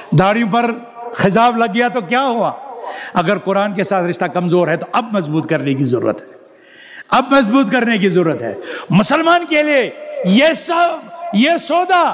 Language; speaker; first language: Urdu; non-native, local second language; Kashmiri